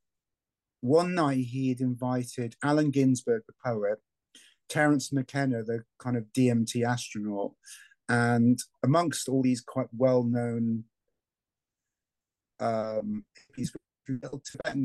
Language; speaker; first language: English; native; English